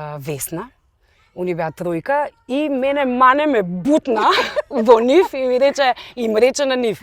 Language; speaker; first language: Macedonian; native; Macedonian